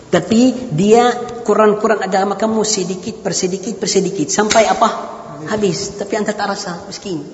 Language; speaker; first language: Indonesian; native; Indonesian